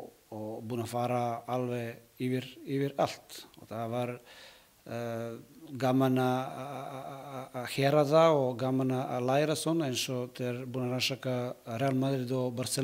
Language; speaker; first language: Icelandic; non-native, learner; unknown